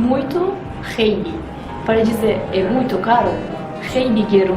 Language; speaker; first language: Portuguese; non-native, fluent; Persian